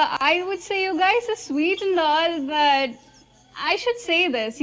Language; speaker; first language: English; non-native, local second language; Malayalam